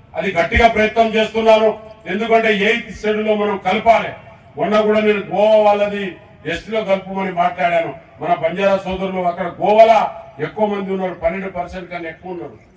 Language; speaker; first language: Telugu; non-native, local second language; Lambadi